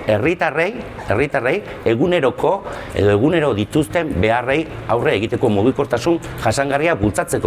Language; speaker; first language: Basque; native; Basque